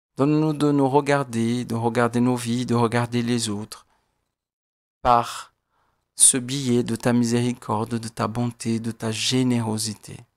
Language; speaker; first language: French; non-native, fluent; Portuguese